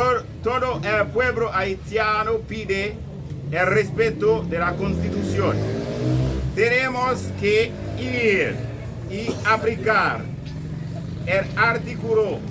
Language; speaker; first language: Spanish; non-native, fluent; Haitian Creole